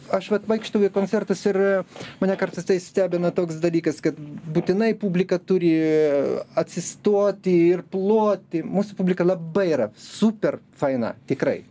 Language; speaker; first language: Lithuanian; non-native, local second language; Russian